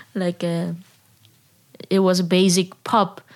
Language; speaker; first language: English; non-native, learner; Korean